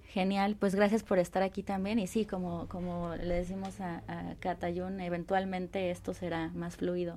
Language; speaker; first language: Spanish; native; Spanish